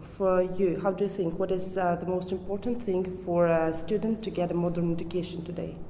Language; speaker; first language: English; non-native, fluent; Georgian